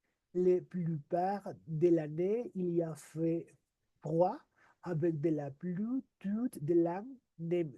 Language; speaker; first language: French; non-native, learner; Spanish